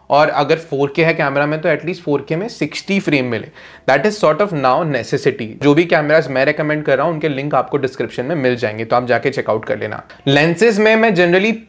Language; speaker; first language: Hindi; native; Hindi